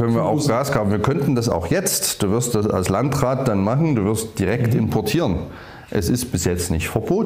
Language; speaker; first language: German; native; German